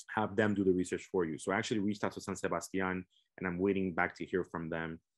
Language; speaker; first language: English; native; English